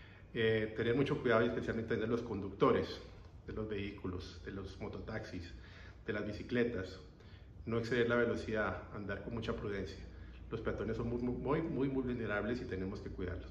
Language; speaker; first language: Spanish; native; Spanish